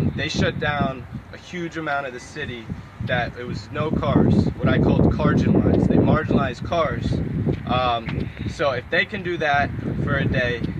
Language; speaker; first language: English; native; English